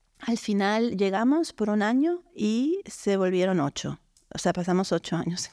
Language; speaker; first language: Spanish; native; Spanish